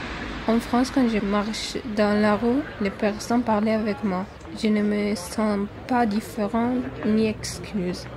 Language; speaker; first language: French; non-native, learner; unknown